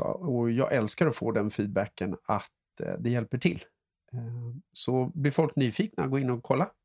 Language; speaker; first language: Swedish; native; Swedish